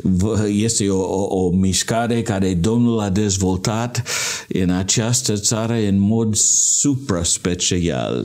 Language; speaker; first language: Romanian; non-native, learner; English